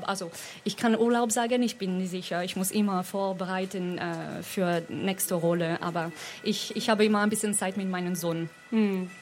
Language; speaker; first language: German; non-native, fluent; French